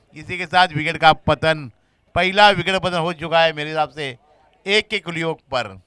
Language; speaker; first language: Hindi; non-native, local second language; Marathi